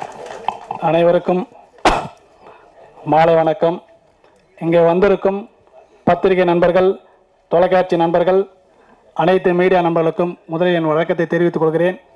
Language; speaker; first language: Tamil; native; Tamil